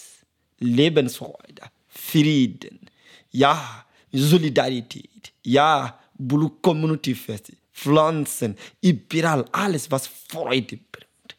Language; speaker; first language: German; non-native, learner; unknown